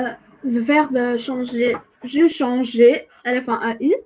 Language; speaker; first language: French; non-native, learner; Arabic